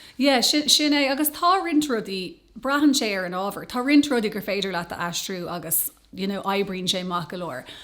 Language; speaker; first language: Irish; non-native, local second language; English